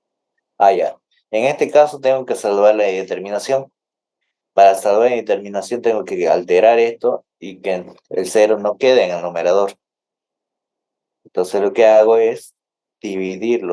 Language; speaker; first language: Spanish; native; Spanish